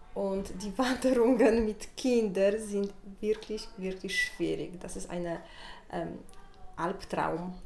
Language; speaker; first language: German; non-native, learner; Polish